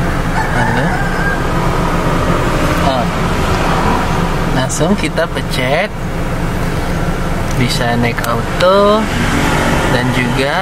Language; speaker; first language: Indonesian; native; Indonesian